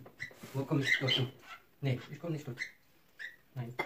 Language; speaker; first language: German; early bilingual, other home language; Turkish